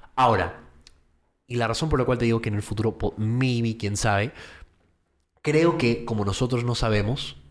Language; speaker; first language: Spanish; early bilingual, heritage; Spanish